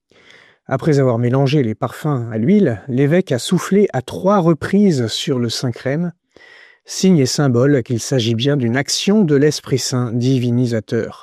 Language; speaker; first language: French; native; French